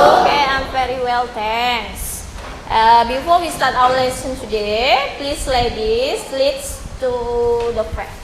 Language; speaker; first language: English; non-native, learner; Indonesian